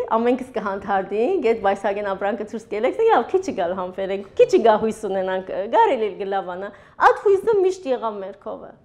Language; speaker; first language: Armenian; early bilingual, heritage; Armenian